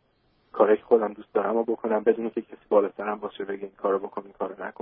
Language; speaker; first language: Persian; early bilingual, heritage; Persian